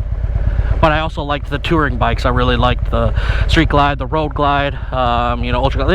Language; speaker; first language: English; native; English